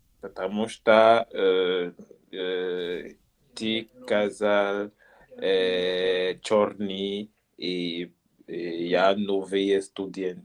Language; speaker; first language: Russian; non-native, learner; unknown